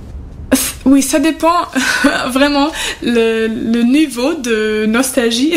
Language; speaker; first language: French; non-native, learner; German